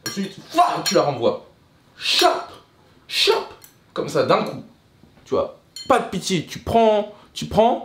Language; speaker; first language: French; native; French